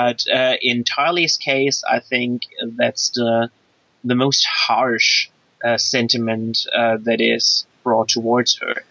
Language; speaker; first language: English; non-native, fluent; German